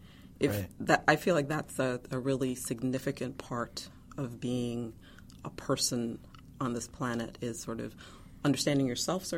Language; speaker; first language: English; early bilingual, other home language; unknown